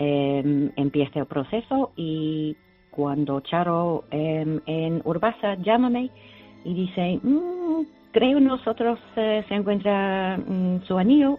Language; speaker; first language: Spanish; non-native, learner; English